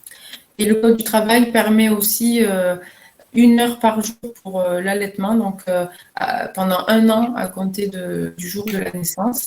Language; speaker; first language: French; native; French